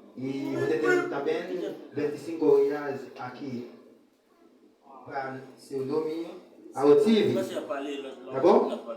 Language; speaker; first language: Portuguese; non-native, learner; Haitian Creole